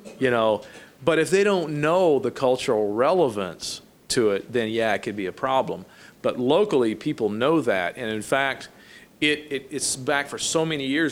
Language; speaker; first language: English; native; English